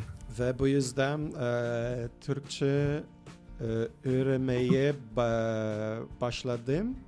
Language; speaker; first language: Turkish; non-native, learner; Portuguese